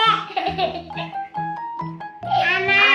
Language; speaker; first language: Indonesian; native; Indonesian